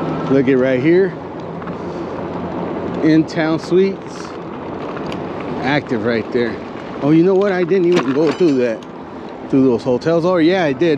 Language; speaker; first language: English; early bilingual, other home language; Spanish